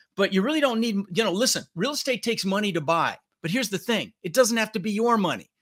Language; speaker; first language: English; early bilingual, other home language; Dutch